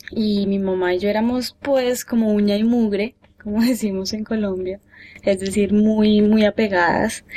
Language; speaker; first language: Spanish; native; Spanish